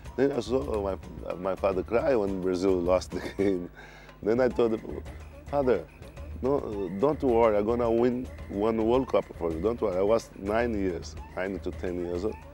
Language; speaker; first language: English; non-native, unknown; Portuguese